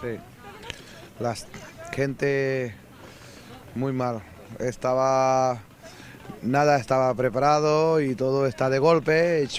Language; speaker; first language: Spanish; non-native, learner; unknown